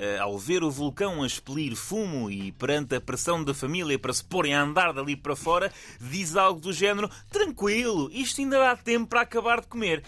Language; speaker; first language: Portuguese; native; Portuguese